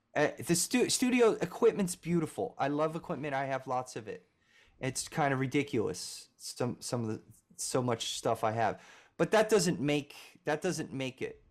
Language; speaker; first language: English; native; English